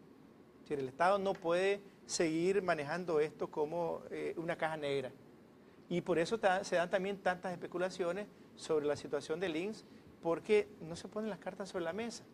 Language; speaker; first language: Spanish; native; Spanish